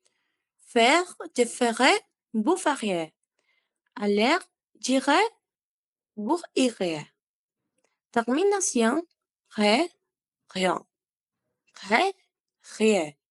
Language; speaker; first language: French; non-native, learner; Spanish